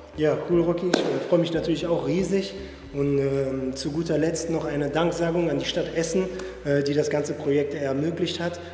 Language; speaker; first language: German; native; German